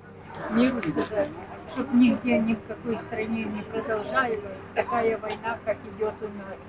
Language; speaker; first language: Russian; native; Russian